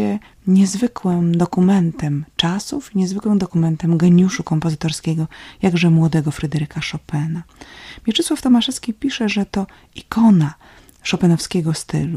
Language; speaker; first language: Polish; native; Polish